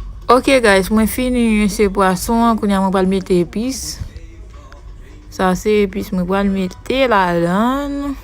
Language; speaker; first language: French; non-native, local second language; Haitian Creole